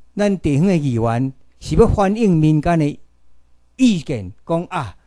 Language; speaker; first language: Chinese; native; Chinese